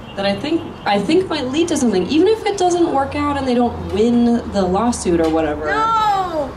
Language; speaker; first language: English; native; English